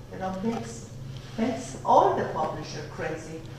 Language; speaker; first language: English; non-native, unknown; Persian